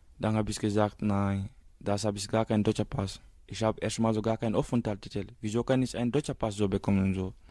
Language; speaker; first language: German; non-native, learner; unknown